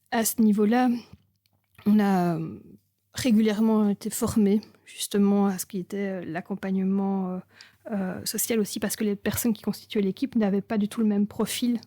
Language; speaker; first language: French; native; French